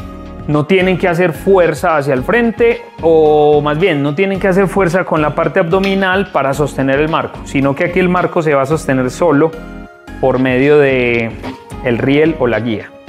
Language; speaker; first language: Spanish; native; Spanish